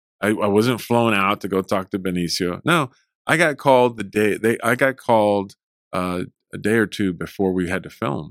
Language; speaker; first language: English; early bilingual, other home language; Spanish